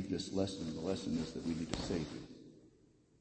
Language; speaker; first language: English; native; English